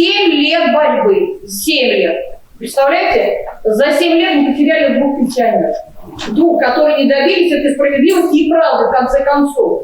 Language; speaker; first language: Russian; native; Russian